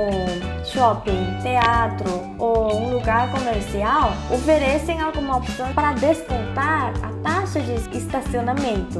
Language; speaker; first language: Portuguese; non-native, fluent; Korean